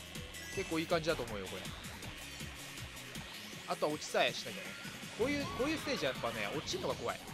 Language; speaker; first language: Japanese; native; Japanese